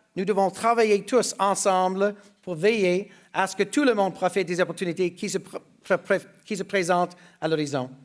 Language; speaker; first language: French; non-native, local second language; English